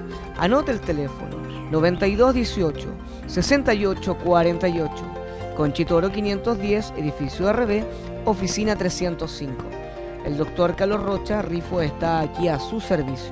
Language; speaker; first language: Spanish; native; Spanish